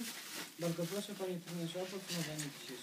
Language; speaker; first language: Polish; native; Polish